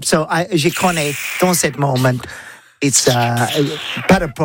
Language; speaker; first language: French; non-native, learner; English